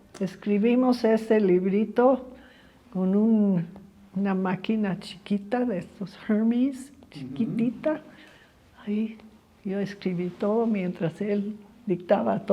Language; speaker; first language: Spanish; early bilingual, other home language; English